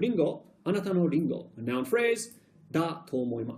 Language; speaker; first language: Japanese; non-native, fluent; English